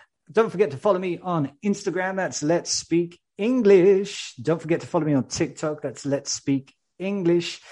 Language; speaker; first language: English; native; English